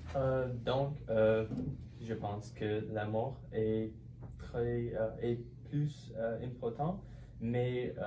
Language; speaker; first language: French; non-native, learner; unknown